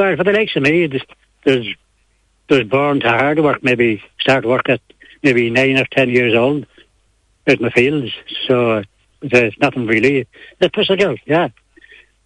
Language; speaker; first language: English; native; English